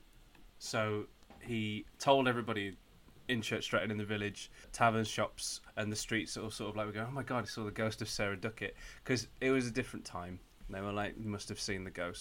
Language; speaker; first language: English; native; English